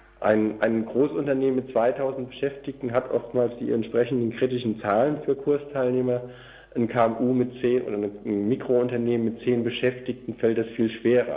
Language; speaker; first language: German; native; German